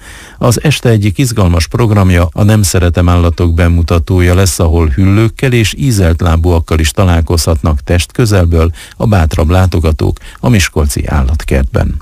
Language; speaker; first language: Hungarian; native; Hungarian